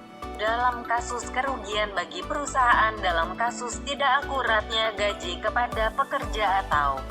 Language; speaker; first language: Indonesian; non-native, learner; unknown